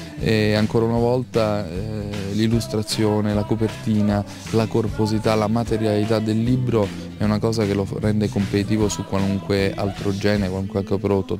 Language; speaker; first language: Italian; native; Italian